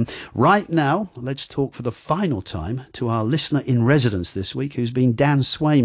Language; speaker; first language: English; native; English